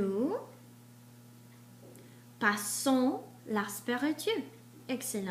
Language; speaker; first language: French; non-native, fluent; English